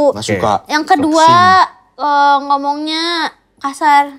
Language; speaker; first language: Indonesian; native; Indonesian